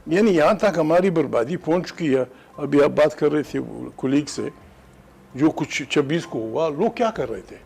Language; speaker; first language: Urdu; non-native, local second language; Pashto